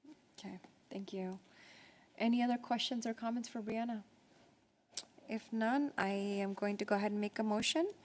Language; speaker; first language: English; native; English